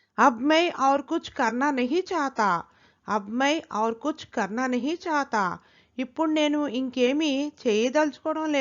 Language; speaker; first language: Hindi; non-native, local second language; Telugu